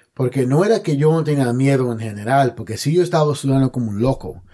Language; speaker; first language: Spanish; native; Spanish